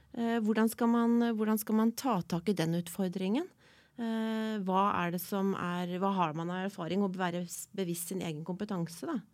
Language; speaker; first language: Norwegian; native; Norwegian